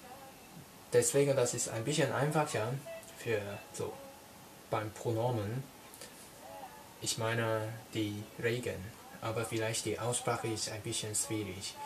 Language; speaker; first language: German; non-native, learner; Cantonese